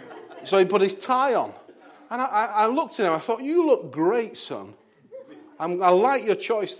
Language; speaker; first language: English; native; English